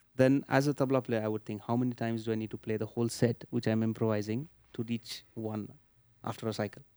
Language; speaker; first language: English; non-native, local second language; Marathi